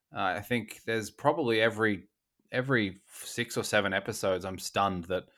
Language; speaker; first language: English; native; English